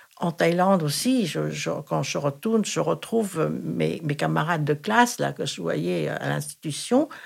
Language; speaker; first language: French; non-native, fluent; Thai